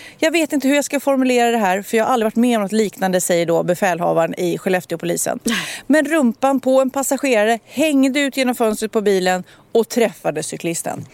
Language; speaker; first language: Swedish; native; Swedish